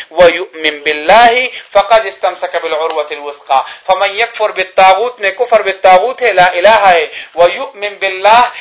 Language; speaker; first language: Urdu; non-native, local second language; Pashto